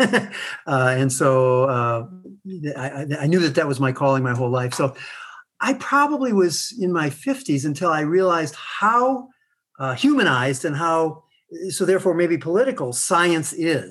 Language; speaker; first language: English; native; English